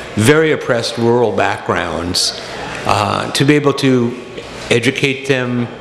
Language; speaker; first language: English; native; English